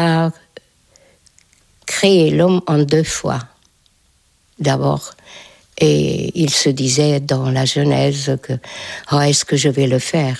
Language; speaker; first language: French; non-native, fluent; Hungarian